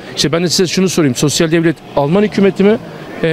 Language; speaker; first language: Turkish; native; Turkish